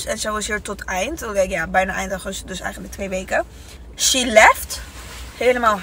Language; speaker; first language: Dutch; non-native, learner; Italian